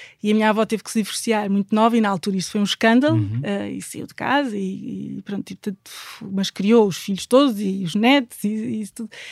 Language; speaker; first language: Portuguese; native; Portuguese